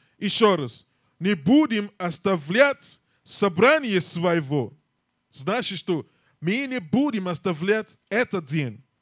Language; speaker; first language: Russian; non-native, learner; English